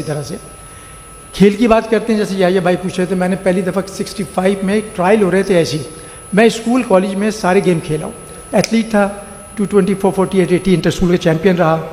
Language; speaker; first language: Urdu; native; Urdu